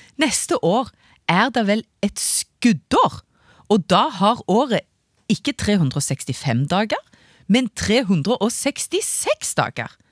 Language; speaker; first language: Norwegian; native; Norwegian